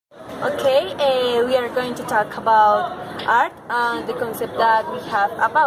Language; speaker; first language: English; non-native, learner; Spanish